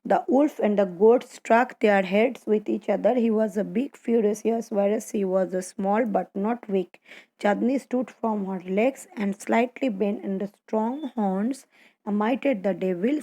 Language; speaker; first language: English; non-native, local second language; Gujarati